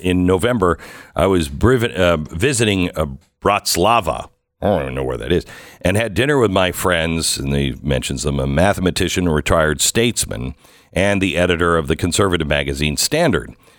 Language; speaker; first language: English; native; English